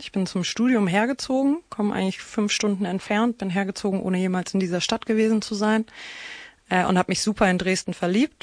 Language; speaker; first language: German; native; German